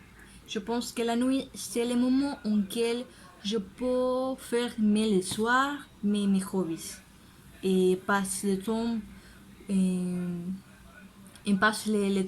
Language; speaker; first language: French; non-native, learner; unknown